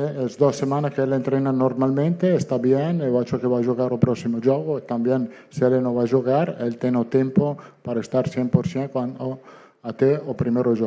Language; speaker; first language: Portuguese; non-native, fluent; Italian